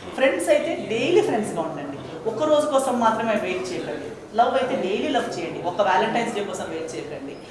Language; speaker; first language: Telugu; non-native, fluent; Konkani